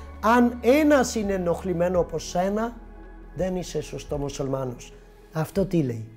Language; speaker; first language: Greek; non-native, fluent; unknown